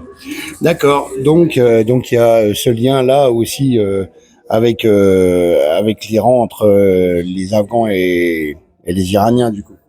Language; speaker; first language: French; native; French